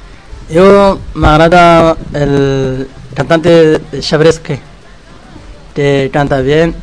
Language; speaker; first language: Spanish; non-native, learner; Arabic